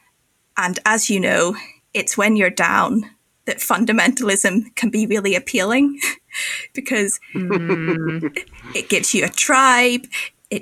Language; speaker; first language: English; native; English